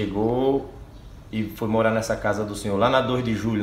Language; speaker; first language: Portuguese; native; Portuguese